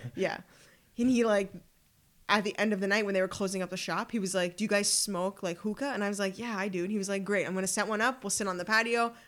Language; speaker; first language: English; native; English